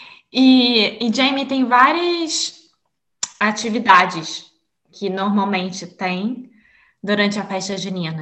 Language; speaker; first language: Portuguese; native; Portuguese